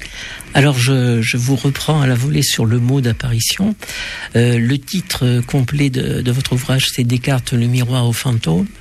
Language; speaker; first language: French; native; French